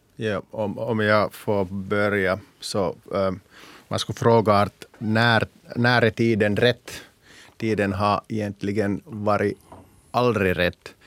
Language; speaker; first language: Swedish; non-native, local second language; Finnish